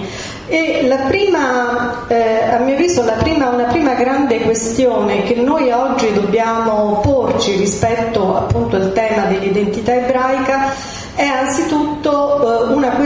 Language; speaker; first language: Italian; native; Italian